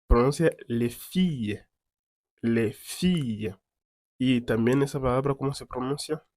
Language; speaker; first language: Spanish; non-native, fluent; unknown